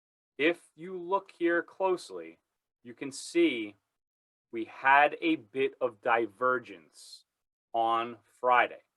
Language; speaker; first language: English; native; English